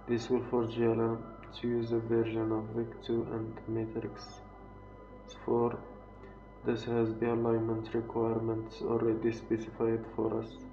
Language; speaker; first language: English; non-native, fluent; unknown